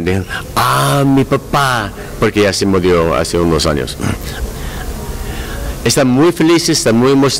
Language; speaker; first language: Spanish; non-native, learner; English